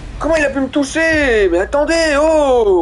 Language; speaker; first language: French; native; French